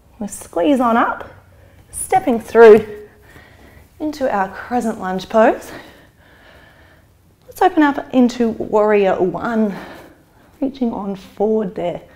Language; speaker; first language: English; native; English